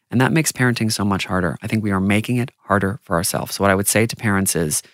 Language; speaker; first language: English; native; English